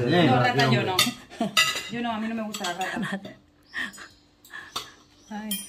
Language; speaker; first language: Spanish; native; Spanish